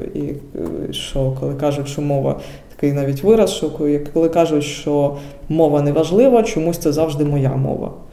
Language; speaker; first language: Ukrainian; non-native, local second language; Russian